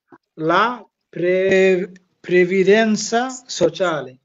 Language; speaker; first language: Italian; non-native, learner; Bangla